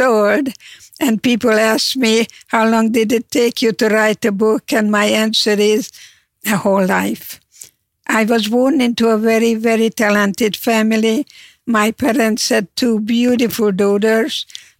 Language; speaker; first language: English; non-native, fluent; Hungarian